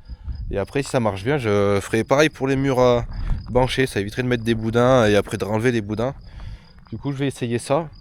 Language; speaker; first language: French; native; French